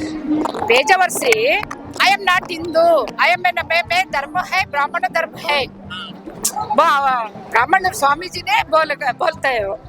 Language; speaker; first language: Hindi; non-native, local second language; Kannada